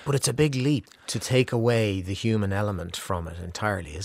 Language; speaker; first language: English; native; English